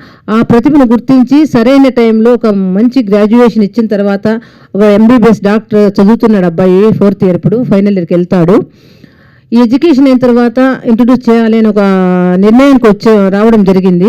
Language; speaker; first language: Telugu; native; Telugu